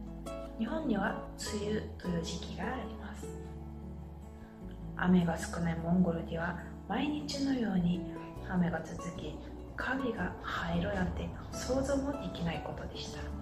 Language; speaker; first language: Japanese; non-native, fluent; Mongolian